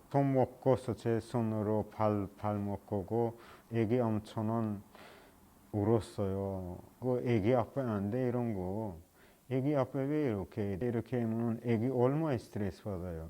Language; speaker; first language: Korean; non-native, learner; Persian